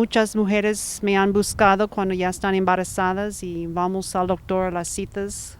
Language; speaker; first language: Spanish; non-native, fluent; English